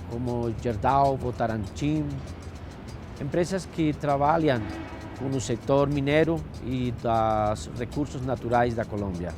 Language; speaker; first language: Portuguese; non-native, fluent; Spanish